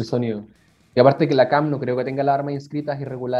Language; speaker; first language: Spanish; native; Spanish